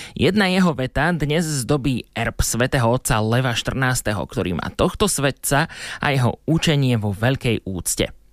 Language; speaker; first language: Slovak; native; Slovak